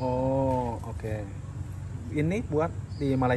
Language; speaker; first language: Indonesian; non-native, fluent; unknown